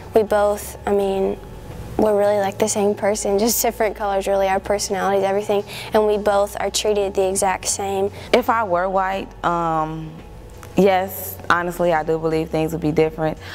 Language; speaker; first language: English; native; English